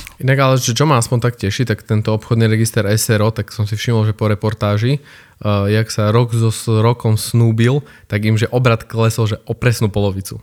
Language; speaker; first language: Slovak; native; Slovak